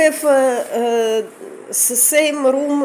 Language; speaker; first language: English; non-native, learner; Russian